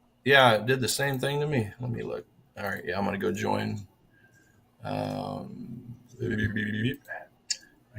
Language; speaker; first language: English; native; English